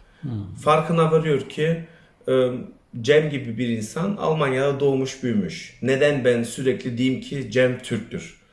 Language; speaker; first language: Turkish; early bilingual, other home language; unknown